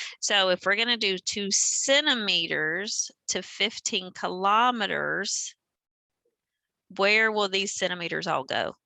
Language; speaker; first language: English; native; English